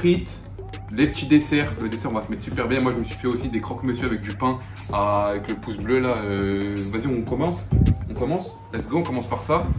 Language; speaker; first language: French; native; French